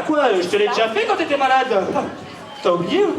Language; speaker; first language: French; native; French